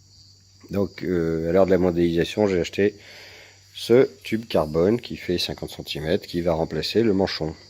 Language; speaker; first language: French; native; French